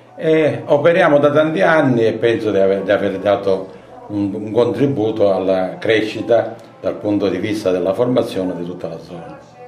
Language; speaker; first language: Italian; native; Italian